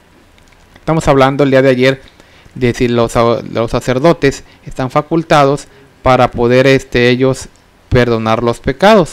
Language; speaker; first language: Spanish; native; Spanish